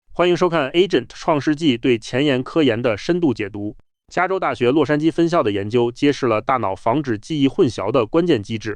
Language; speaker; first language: Chinese; native; Chinese